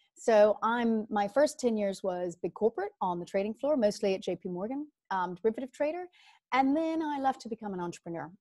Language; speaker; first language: English; native; English